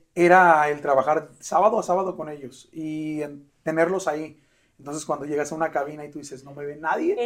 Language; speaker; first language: Spanish; native; Spanish